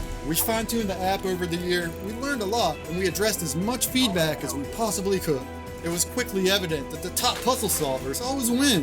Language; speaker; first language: English; native; English